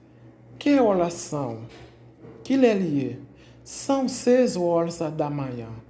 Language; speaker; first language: Portuguese; non-native, fluent; Haitian Creole